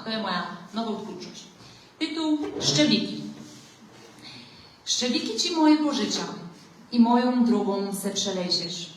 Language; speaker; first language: Polish; native; Polish